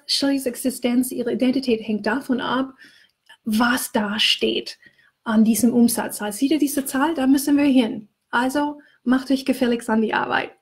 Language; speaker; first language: German; non-native, fluent; English